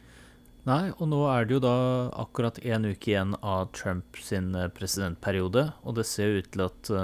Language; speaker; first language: Norwegian; native; Norwegian